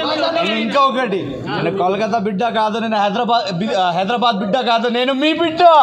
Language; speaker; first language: Telugu; non-native, learner; Hindi